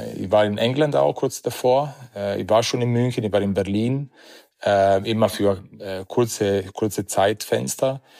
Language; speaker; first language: German; non-native, fluent; Italian